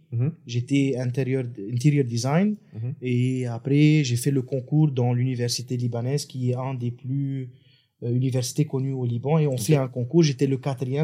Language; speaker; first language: French; non-native, local second language; Arabic